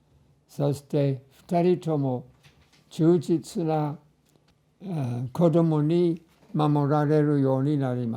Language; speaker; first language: Japanese; non-native, fluent; English